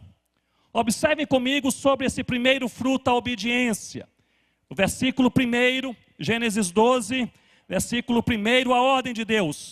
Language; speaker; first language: Portuguese; native; Portuguese